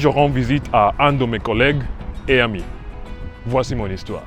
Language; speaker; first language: French; non-native, learner; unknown